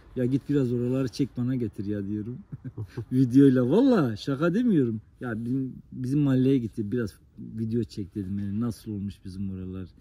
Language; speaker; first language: Turkish; non-native, local second language; Kurdish